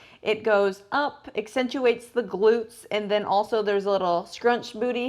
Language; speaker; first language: English; native; English